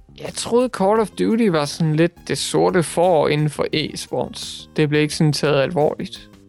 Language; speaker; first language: Danish; native; Danish